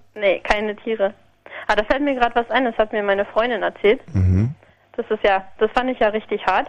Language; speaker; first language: German; non-native, fluent; Polish